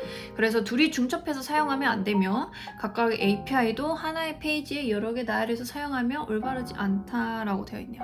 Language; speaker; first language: Korean; native; Korean